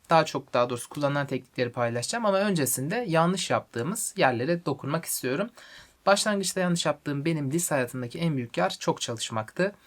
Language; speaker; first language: Turkish; native; Turkish